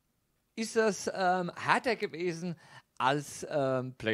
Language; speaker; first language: German; native; German